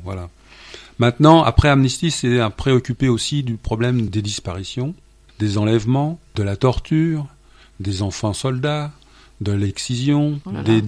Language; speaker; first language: French; native; French